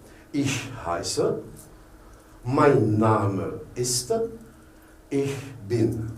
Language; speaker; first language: German; non-native, fluent; Arabic